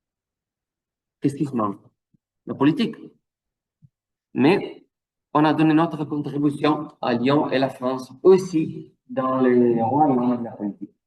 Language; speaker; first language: French; non-native, fluent; Italian